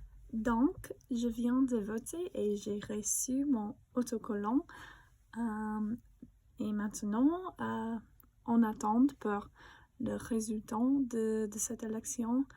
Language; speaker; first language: French; non-native, learner; English